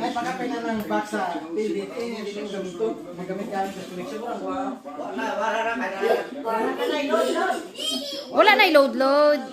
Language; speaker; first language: Filipino; native; Filipino